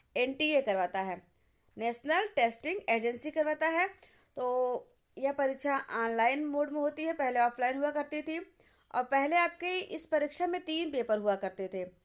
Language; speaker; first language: Hindi; native; Hindi